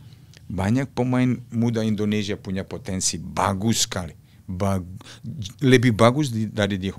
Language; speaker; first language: Indonesian; non-native, fluent; Serbian